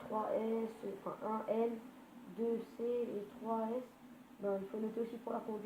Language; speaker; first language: French; native; French